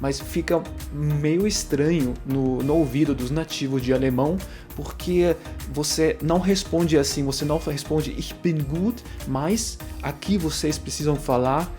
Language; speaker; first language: Portuguese; non-native, fluent; German